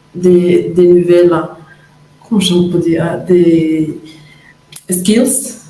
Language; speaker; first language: French; non-native, fluent; Spanish